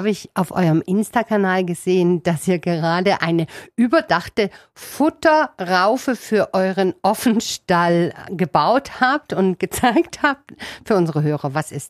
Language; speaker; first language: German; native; German